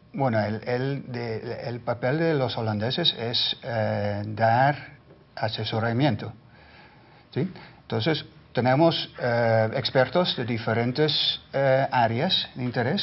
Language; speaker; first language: Spanish; non-native, fluent; Dutch